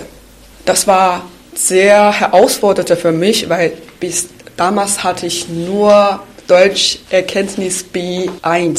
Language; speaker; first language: German; non-native, fluent; Chinese